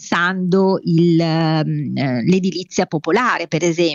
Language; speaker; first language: Italian; native; Italian